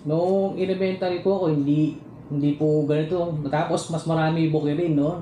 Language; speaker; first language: Filipino; native; Filipino